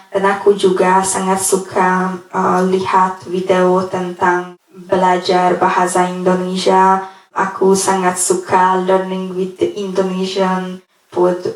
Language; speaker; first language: Indonesian; non-native, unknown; Hungarian